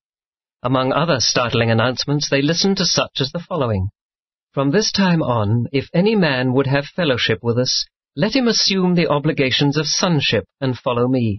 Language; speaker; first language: English; native; English